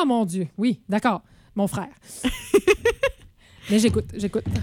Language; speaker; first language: French; native; French